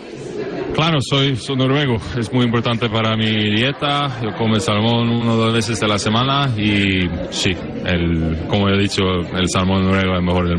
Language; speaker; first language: Spanish; non-native, learner; Norwegian